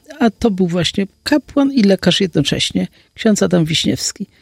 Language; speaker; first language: Polish; native; Polish